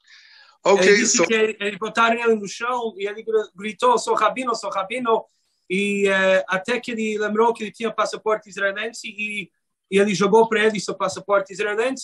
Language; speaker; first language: Portuguese; non-native, fluent; Hebrew